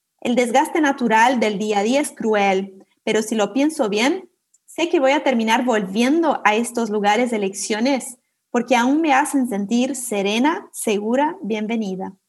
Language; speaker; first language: Spanish; non-native, fluent; Portuguese